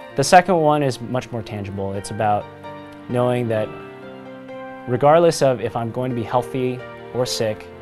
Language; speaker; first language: English; native; English